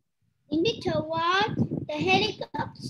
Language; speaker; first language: English; non-native, learner; Vietnamese